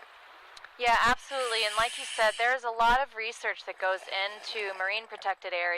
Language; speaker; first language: English; native; English